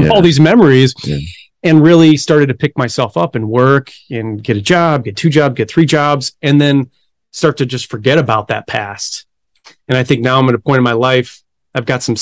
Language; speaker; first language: English; native; English